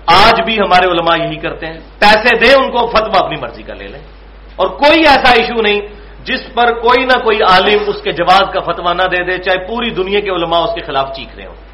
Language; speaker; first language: Urdu; native; Urdu